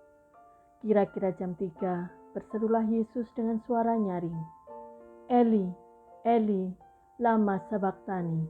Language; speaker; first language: Indonesian; native; Indonesian